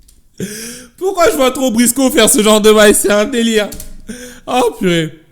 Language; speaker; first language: French; native; French